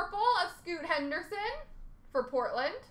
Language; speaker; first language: English; native; English